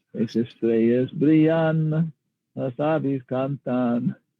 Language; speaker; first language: Spanish; non-native, learner; English